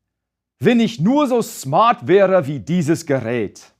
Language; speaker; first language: German; non-native, fluent; English